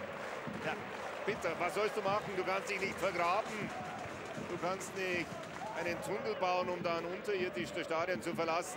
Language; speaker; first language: German; native; German